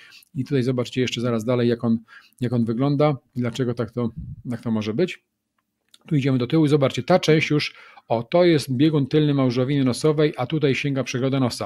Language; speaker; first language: Polish; native; Polish